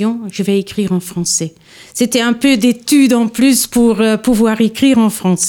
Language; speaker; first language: French; non-native, local second language; Dutch